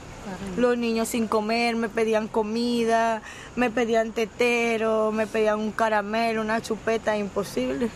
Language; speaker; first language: Spanish; native; Spanish